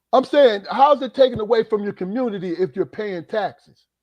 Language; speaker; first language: English; native; English